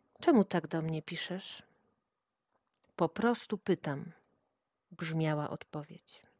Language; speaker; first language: Polish; native; Polish